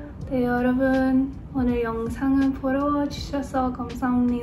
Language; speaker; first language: Korean; non-native, learner; English